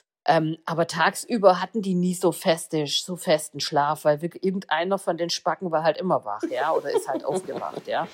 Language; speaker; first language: German; native; German